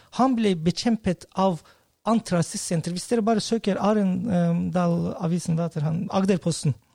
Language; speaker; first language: Norwegian; non-native, fluent; Turkish